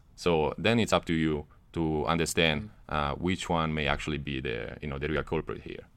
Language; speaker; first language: English; non-native, fluent; Italian